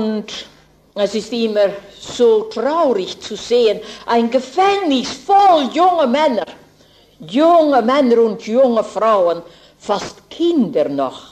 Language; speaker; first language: German; non-native, fluent; Dutch